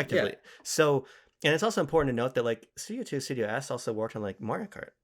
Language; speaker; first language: English; native; English